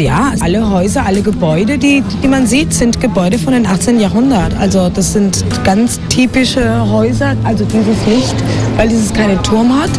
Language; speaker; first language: German; non-native, fluent; Spanish